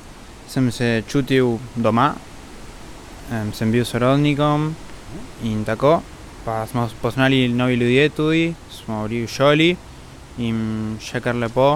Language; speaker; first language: Slovenian; early bilingual, heritage; Spanish